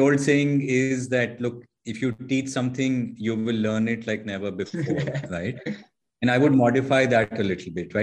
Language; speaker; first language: English; non-native, local second language; Hindi